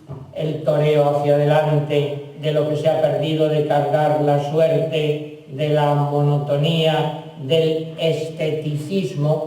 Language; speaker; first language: Spanish; native; Spanish